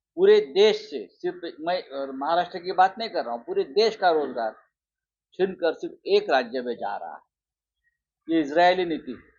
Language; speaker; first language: Hindi; non-native, local second language; Marathi